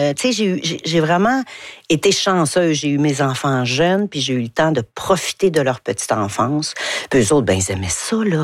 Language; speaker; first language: French; native; French